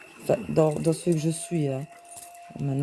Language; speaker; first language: French; native; French